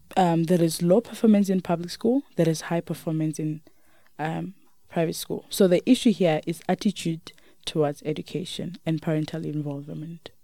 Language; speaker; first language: English; non-native, local second language; Northern Sotho